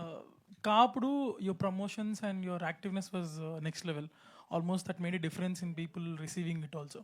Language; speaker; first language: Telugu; native; Telugu